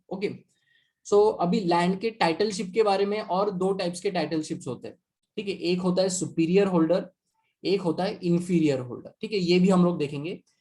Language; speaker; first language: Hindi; non-native, local second language; Marathi